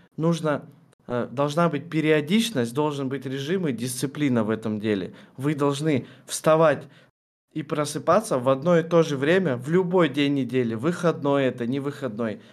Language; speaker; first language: Russian; native; Russian